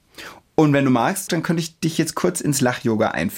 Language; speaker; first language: German; native; German